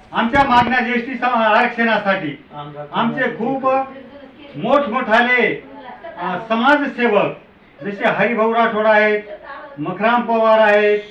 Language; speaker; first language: Marathi; non-native, local second language; Lambadi